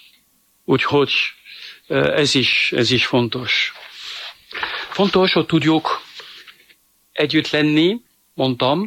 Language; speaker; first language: Hungarian; non-native, fluent; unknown